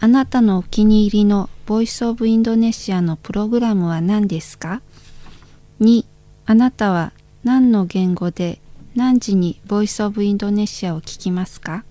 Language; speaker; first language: Japanese; non-native, fluent; Indonesian